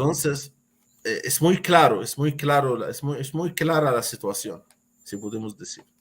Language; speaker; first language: Spanish; non-native, fluent; Arabic